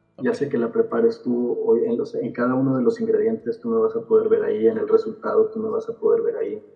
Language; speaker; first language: Spanish; native; Spanish